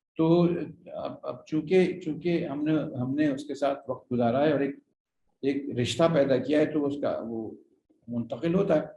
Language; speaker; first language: Urdu; native; Urdu